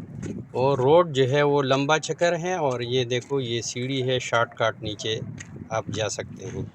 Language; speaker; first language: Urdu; non-native, local second language; Pashto